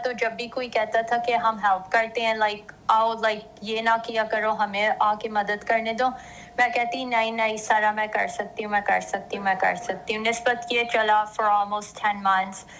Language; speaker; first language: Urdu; early bilingual, heritage; Urdu